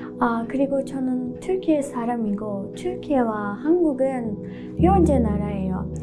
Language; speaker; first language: Korean; non-native, learner; Turkish